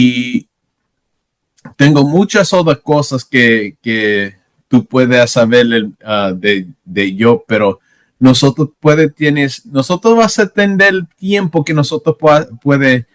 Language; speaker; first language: Spanish; non-native, learner; English